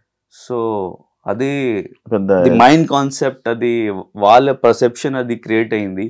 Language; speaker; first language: Telugu; non-native, learner; Hindi